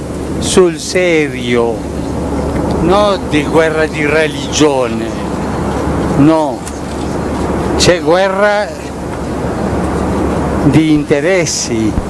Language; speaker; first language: Italian; non-native, fluent; Spanish